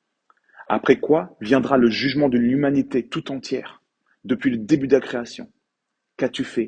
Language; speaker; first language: French; native; French